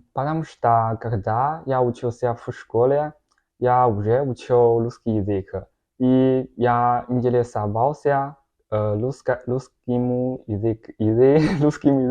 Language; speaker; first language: Russian; non-native, learner; Chinese